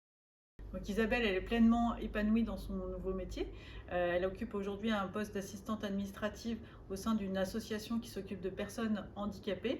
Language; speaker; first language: French; native; French